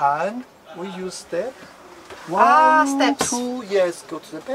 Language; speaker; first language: English; non-native, learner; Chinese